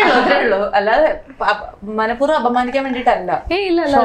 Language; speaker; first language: Malayalam; native; Malayalam